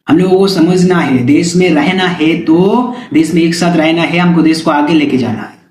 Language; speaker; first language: Hindi; non-native, local second language; Bangla